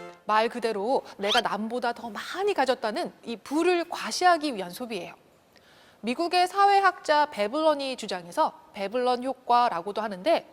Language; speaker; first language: Korean; native; Korean